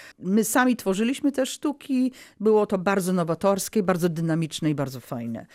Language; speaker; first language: Polish; early bilingual, heritage; Polish